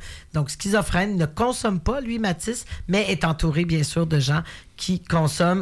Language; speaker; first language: French; native; French